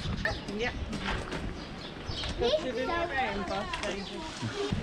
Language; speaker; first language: Dutch; native; Dutch